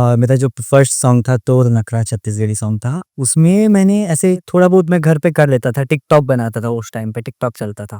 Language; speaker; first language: Hindi; non-native, local second language; Odia